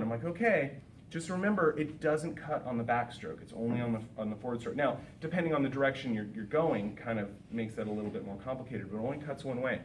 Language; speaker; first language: English; native; English